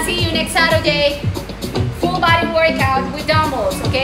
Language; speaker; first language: English; non-native, fluent; Spanish